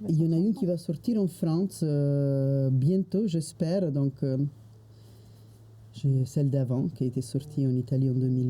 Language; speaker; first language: French; non-native, fluent; Italian